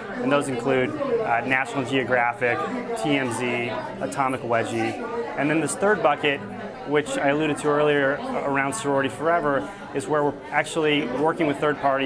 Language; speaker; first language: English; native; English